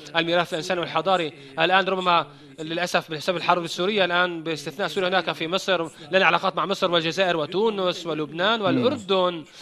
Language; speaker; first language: Arabic; non-native, fluent; Turkish